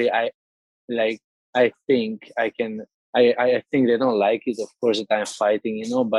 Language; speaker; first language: English; non-native, fluent; Russian